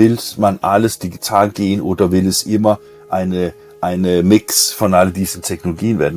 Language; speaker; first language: German; non-native, learner; Danish